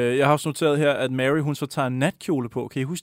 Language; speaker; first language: Danish; native; Danish